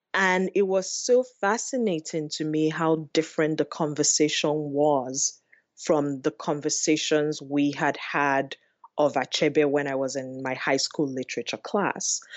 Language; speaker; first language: English; non-native, local second language; Igbo